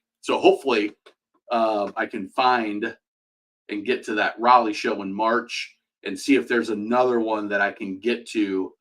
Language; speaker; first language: English; native; English